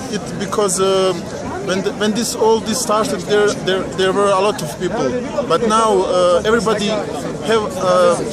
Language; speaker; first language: English; non-native, learner; Bosnian